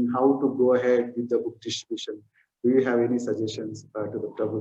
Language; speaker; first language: English; non-native, local second language; Kannada